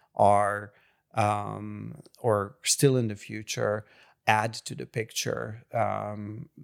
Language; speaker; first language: English; non-native, fluent; Hungarian